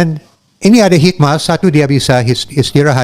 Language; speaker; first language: Indonesian; non-native, learner; English